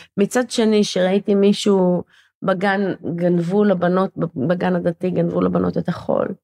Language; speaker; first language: Hebrew; native; Hebrew